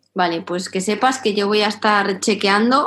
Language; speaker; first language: Spanish; native; Spanish